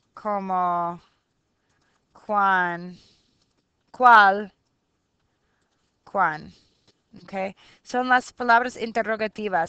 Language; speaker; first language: Spanish; non-native, fluent; English